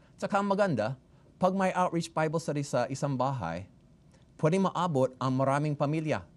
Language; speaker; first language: Filipino; non-native, fluent; English